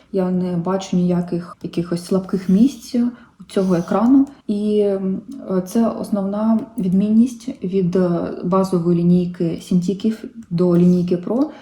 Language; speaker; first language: Ukrainian; native; Ukrainian